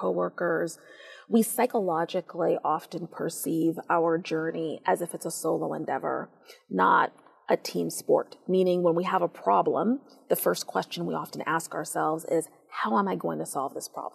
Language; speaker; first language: English; native; English